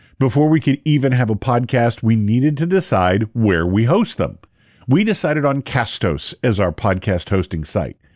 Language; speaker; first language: English; native; English